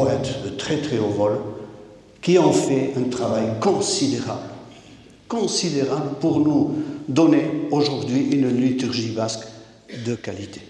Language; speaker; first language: French; native; French